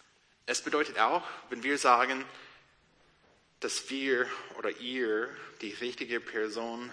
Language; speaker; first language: German; non-native, learner; English